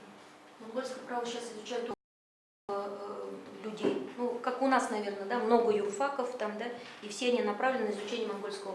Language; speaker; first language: Russian; native; Russian